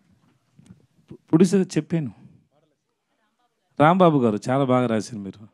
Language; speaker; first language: Telugu; non-native, learner; Tamil